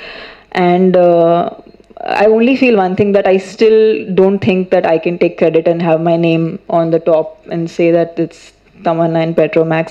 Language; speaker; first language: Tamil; non-native, fluent; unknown